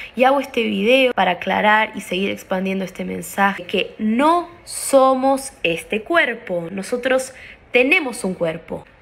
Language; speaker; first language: Spanish; native; Spanish